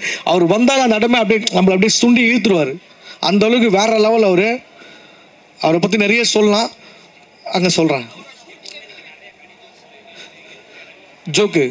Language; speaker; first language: Tamil; native; Tamil